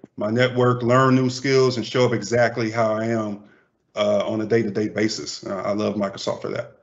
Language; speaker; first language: English; native; English